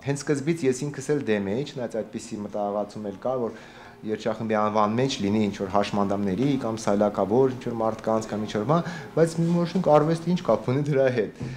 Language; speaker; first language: Armenian; native; Armenian